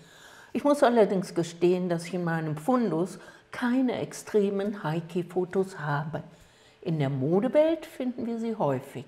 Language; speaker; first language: German; native; German